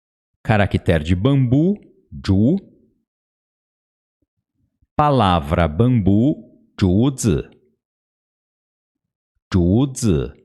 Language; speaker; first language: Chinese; non-native, fluent; Portuguese